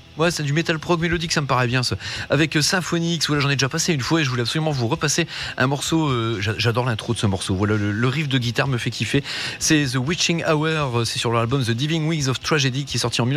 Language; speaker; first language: French; native; French